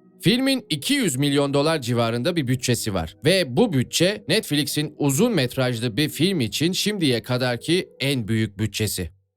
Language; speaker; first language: Turkish; native; Turkish